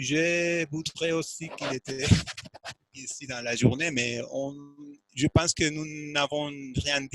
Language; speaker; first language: French; non-native, fluent; Spanish